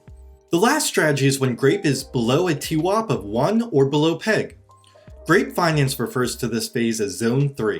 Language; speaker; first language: English; native; English